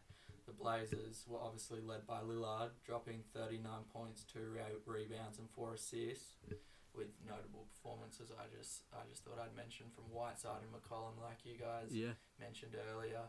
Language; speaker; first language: English; native; English